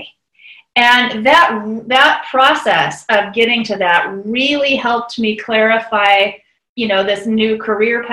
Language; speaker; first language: English; native; English